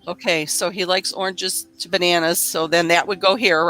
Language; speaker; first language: English; native; English